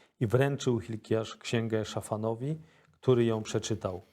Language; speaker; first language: Polish; native; Polish